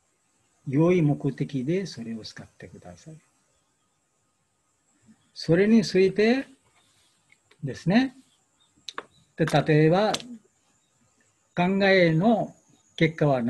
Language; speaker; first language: Japanese; non-native, learner; Bangla